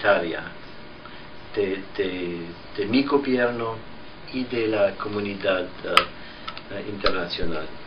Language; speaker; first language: Spanish; non-native, fluent; English